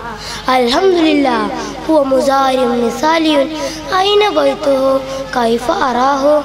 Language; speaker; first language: Arabic; non-native, learner; Malayalam